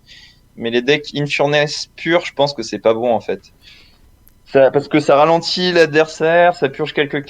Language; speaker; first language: French; native; French